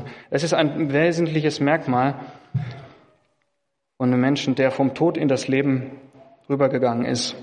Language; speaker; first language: German; non-native, fluent; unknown